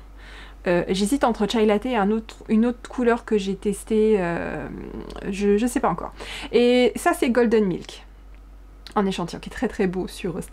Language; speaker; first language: French; native; French